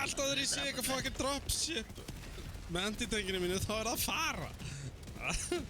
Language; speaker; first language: Icelandic; native; Icelandic